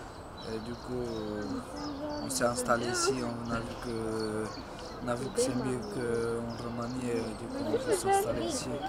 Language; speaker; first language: French; non-native, learner; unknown